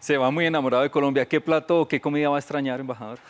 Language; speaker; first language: Spanish; native; Spanish